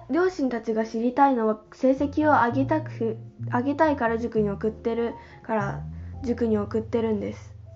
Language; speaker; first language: Japanese; non-native, fluent; Chinese